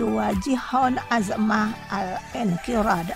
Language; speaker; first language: Arabic; non-native, fluent; Indonesian